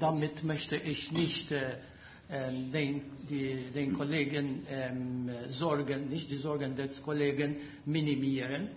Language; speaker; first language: German; non-native, fluent; Maltese